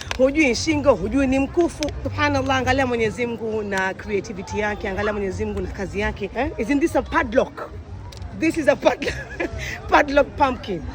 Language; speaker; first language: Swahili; native; Swahili